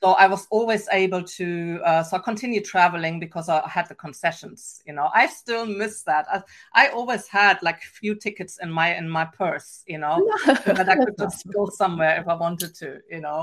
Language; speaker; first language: English; non-native, fluent; German